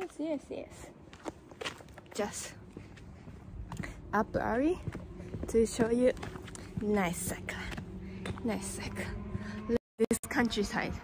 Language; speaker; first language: English; non-native, learner; Japanese